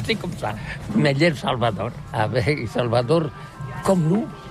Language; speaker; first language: French; non-native, learner; Catalan